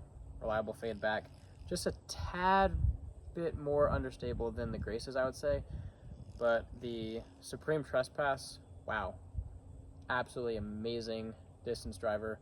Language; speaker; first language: English; native; English